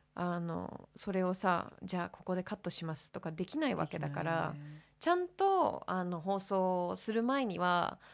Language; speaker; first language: Japanese; early bilingual, heritage; English